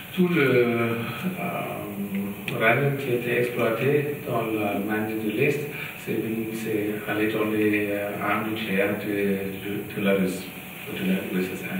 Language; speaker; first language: French; non-native, learner; German